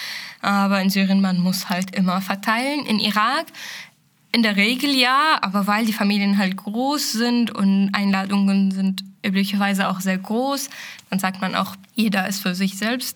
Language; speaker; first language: German; non-native, fluent; Arabic